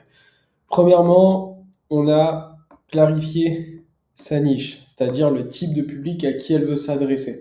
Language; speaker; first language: French; native; French